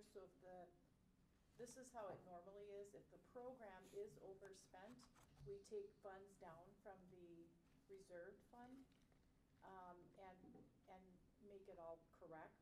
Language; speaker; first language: English; native; English